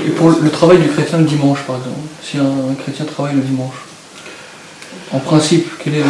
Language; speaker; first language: French; native; French